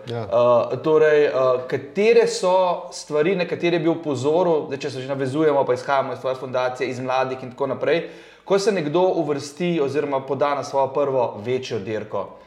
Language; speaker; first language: Slovenian; native; Slovenian